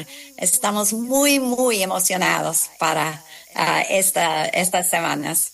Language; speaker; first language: Spanish; non-native, fluent; English